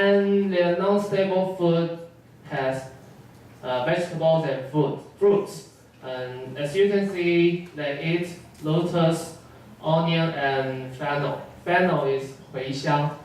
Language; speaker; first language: English; non-native, learner; Chinese